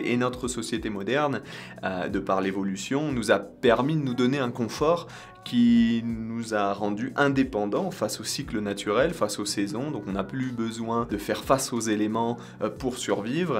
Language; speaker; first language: French; native; French